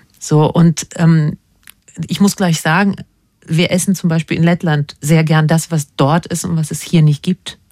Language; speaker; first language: German; non-native, fluent; Latvian